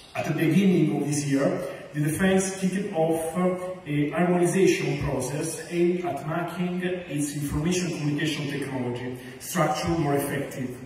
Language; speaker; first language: English; non-native, fluent; Italian